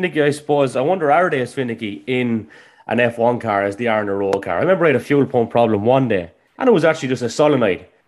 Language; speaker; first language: English; native; English